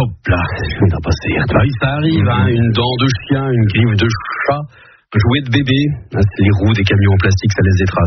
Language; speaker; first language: French; native; French